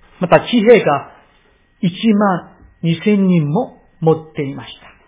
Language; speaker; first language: Japanese; non-native, fluent; Korean